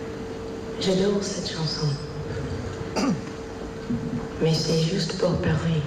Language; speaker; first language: French; non-native, learner; English